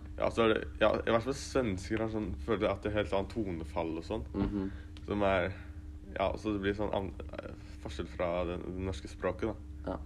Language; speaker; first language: Norwegian; native; Norwegian